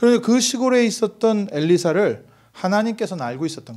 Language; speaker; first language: Korean; native; Korean